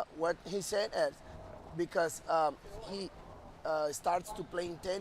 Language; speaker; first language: English; non-native, fluent; Portuguese